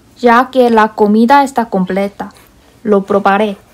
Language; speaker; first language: Spanish; non-native, learner; Korean